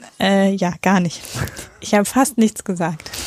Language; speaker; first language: German; native; German